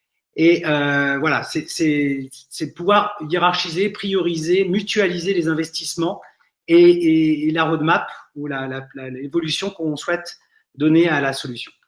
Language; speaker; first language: French; native; French